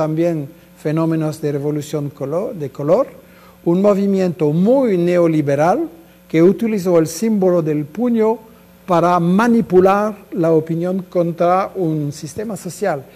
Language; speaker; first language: Spanish; non-native, fluent; French